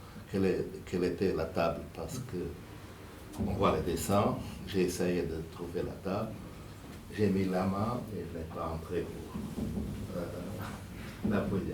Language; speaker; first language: French; non-native, fluent; Portuguese